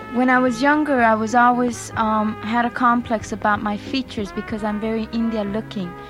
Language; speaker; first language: English; early bilingual, other home language; Spanish